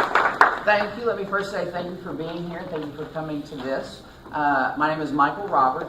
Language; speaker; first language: English; native; English